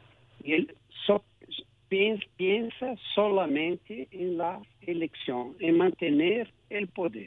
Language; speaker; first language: Spanish; non-native, local second language; Portuguese